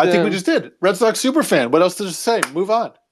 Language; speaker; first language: English; native; English